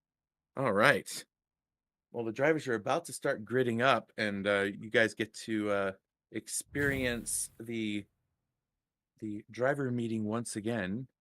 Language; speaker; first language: English; native; English